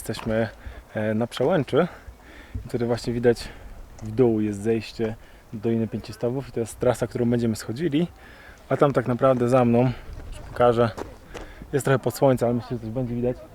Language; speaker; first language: Polish; native; Polish